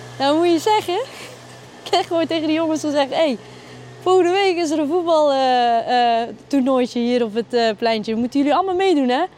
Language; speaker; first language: Dutch; early bilingual, other home language; Arabic